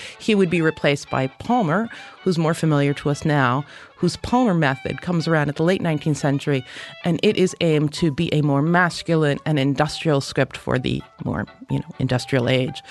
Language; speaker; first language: English; native; English